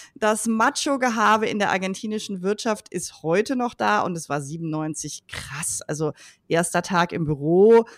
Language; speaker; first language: German; native; German